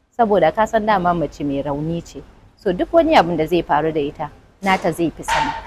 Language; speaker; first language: Hausa; non-native, fluent; Fula